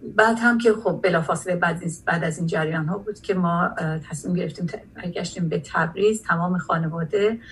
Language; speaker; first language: Persian; non-native, local second language; Azerbaijani